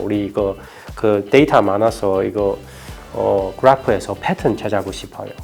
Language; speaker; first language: Korean; non-native, learner; Chinese